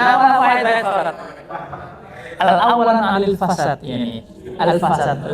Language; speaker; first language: Arabic; non-native, learner; Indonesian